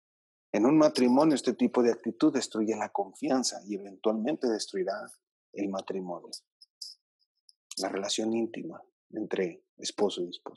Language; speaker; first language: Spanish; native; Spanish